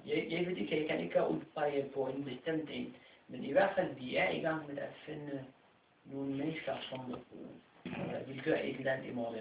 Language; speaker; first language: Danish; non-native, fluent; Arabic